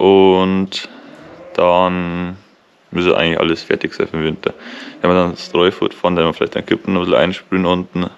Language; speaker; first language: German; native; German